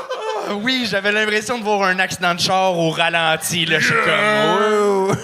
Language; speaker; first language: French; native; French